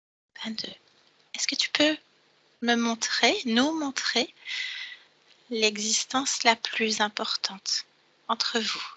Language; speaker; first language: French; native; French